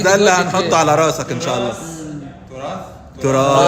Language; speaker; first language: Arabic; native; Arabic